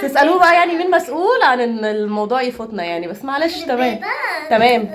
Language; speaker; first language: Arabic; native; Arabic